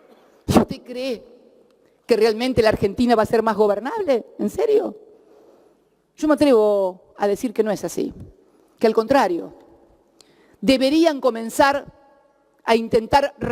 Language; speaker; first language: Spanish; native; Spanish